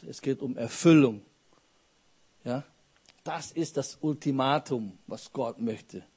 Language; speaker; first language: German; non-native, fluent; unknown